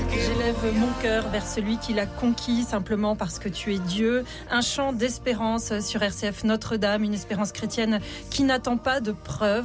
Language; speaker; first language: French; native; French